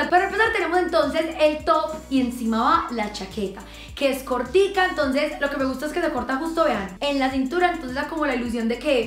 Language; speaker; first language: Spanish; native; Spanish